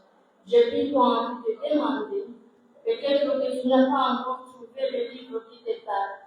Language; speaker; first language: French; non-native, local second language; Comorian